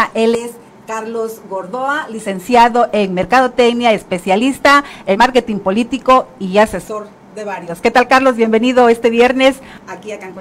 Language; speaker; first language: Spanish; native; Spanish